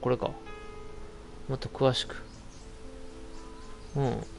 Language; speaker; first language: Japanese; native; Japanese